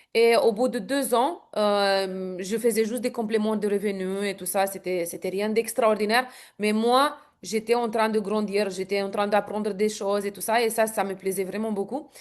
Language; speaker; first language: French; non-native, fluent; Romanian